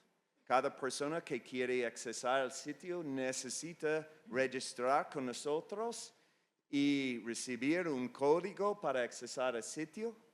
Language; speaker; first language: Spanish; non-native, fluent; English